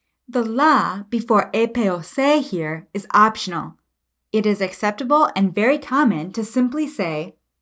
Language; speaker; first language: English; native; English